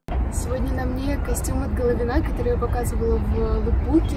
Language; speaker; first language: Russian; native; Russian